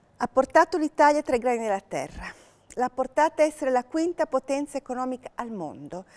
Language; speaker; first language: Italian; native; Italian